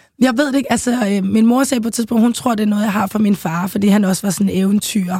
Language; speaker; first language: Danish; native; Danish